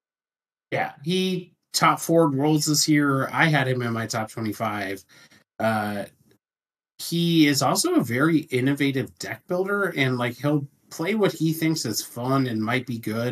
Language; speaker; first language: English; native; English